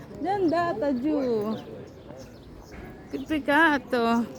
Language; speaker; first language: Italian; non-native, learner; Filipino